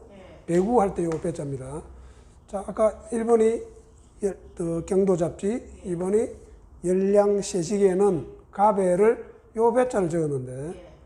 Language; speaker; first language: Korean; native; Korean